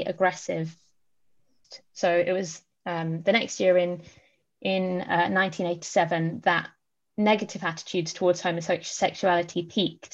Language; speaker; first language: English; native; English